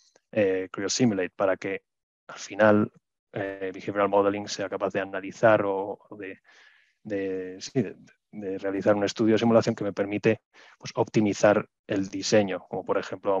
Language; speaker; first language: Spanish; native; Spanish